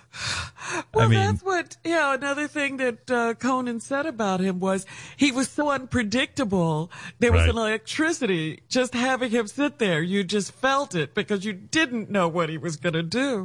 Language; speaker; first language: English; native; English